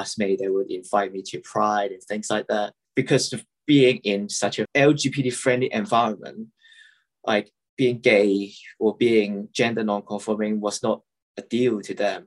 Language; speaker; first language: English; non-native, local second language; Cantonese